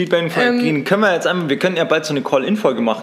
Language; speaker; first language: German; native; German